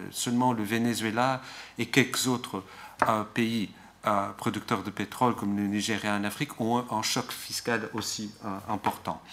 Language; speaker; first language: French; non-native, fluent; Portuguese